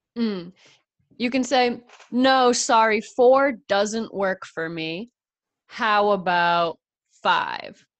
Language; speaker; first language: English; native; English